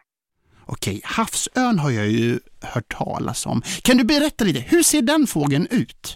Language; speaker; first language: Swedish; native; Swedish